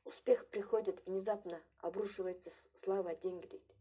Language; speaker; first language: Russian; non-native, local second language; Kyrgyz